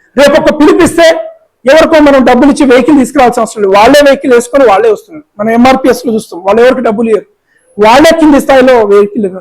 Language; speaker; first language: Telugu; non-native, local second language; Lambadi